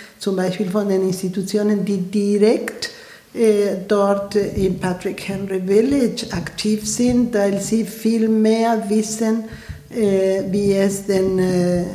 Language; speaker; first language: German; non-native, fluent; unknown